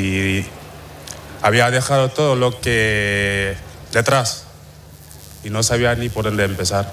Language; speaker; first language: Spanish; non-native, fluent; Wolof